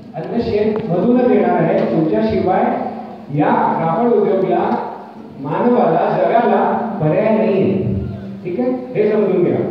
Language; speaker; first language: Marathi; non-native, local second language; Hindi